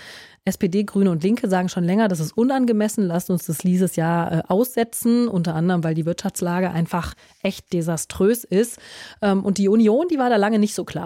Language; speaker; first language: German; native; German